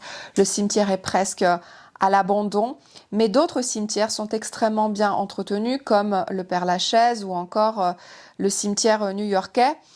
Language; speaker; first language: French; native; French